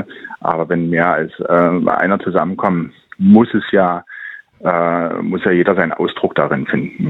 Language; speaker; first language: German; native; German